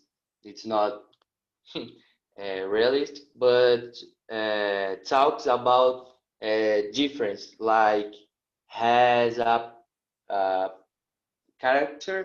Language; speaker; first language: English; non-native, learner; Portuguese